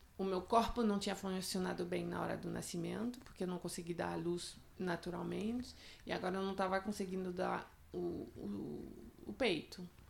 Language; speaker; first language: Portuguese; non-native, fluent; French